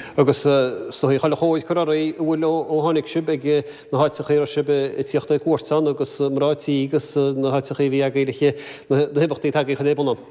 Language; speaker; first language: Irish; native; Irish